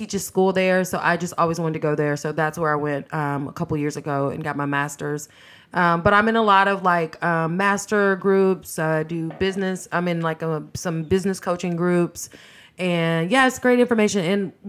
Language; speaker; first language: English; native; English